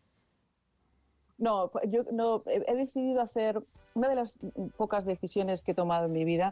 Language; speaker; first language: Spanish; native; Spanish